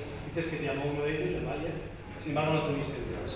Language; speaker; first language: Spanish; native; Spanish